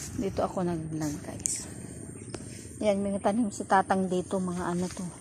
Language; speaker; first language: Filipino; non-native, local second language; Iloko